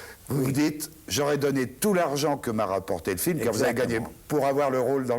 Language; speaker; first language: French; native; French